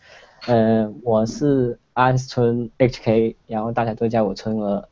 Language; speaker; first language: Chinese; non-native, local second language; Cantonese